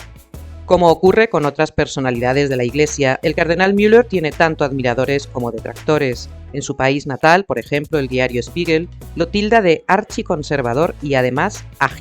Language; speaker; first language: Spanish; native; Spanish